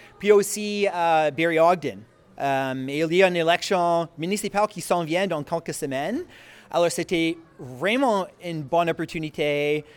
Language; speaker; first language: French; non-native, local second language; English